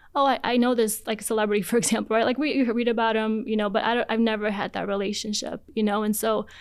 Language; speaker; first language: English; early bilingual, other home language; Polish